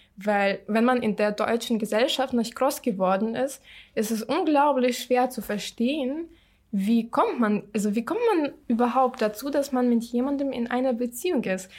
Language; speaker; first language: German; non-native, fluent; Ukrainian